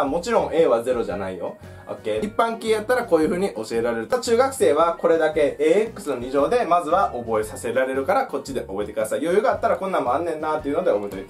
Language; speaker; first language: Japanese; native; Japanese